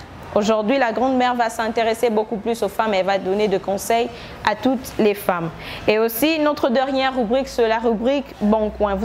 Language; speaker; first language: French; non-native, local second language; Lingala